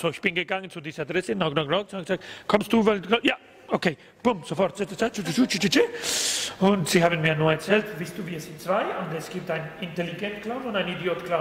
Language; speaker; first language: German; non-native, learner; Spanish